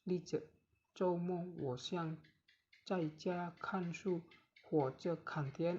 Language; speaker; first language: Chinese; non-native, learner; Indonesian